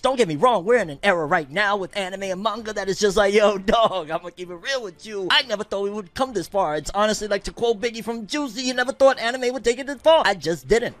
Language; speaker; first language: English; early bilingual, other home language; Spanish